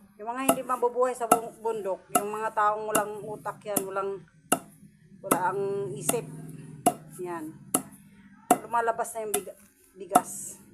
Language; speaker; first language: Filipino; non-native, local second language; Cebuano